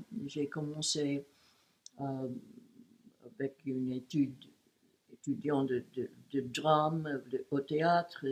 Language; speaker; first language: French; non-native, learner; English